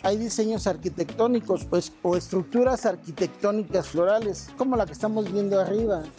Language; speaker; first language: Spanish; native; Spanish